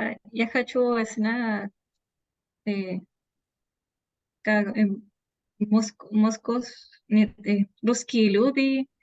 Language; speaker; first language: Russian; non-native, learner; Spanish